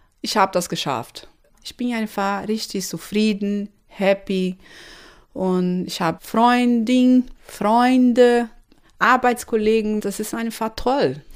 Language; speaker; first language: German; non-native, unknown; Portuguese